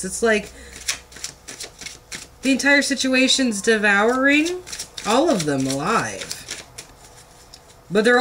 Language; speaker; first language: English; native; English